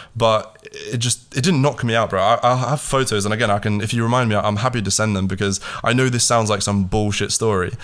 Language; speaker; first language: English; early bilingual, other home language; Latvian